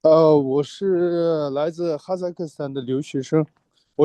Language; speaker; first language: Chinese; non-native, fluent; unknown